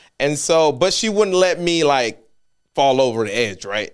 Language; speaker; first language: English; early bilingual, other home language; Spanish